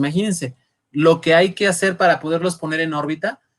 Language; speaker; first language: Spanish; native; Spanish